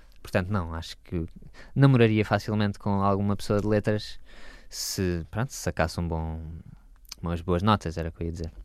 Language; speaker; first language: Portuguese; native; Portuguese